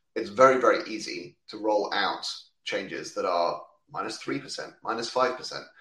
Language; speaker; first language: English; native; English